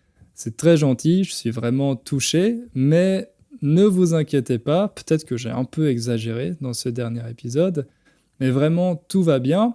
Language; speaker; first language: French; native; French